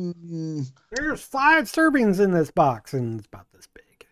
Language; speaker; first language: English; native; English